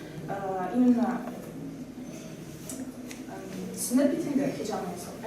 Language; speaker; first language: Russian; non-native, local second language; Tatar